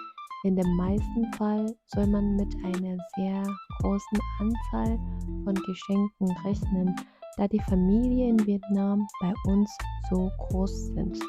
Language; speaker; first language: German; non-native, fluent; Vietnamese